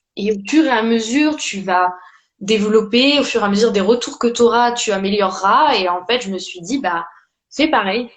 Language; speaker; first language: French; early bilingual, other home language; Portuguese